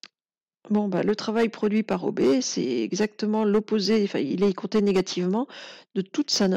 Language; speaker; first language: French; native; French